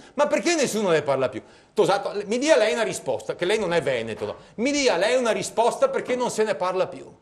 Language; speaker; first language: Italian; native; Italian